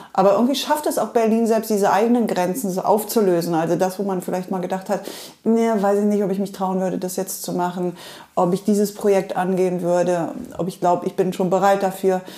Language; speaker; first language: German; native; German